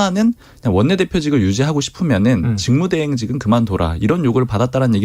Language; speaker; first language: Korean; native; Korean